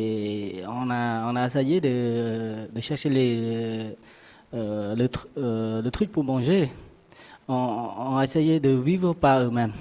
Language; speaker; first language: French; non-native, learner; Khmer